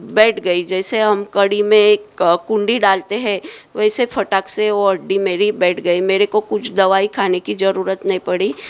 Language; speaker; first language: Hindi; non-native, local second language; Marathi